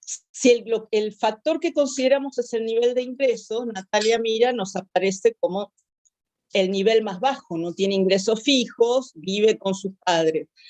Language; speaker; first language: Spanish; native; Spanish